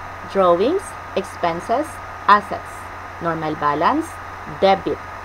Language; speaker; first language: English; non-native, local second language; Filipino